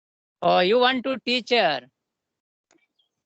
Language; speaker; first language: English; non-native, learner; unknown